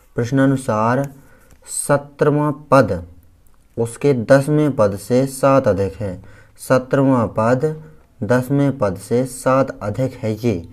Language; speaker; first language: Hindi; native; Hindi